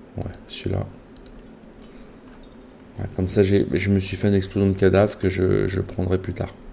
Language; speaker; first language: French; native; French